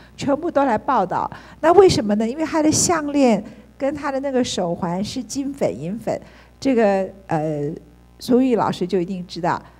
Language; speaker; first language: Chinese; native; Chinese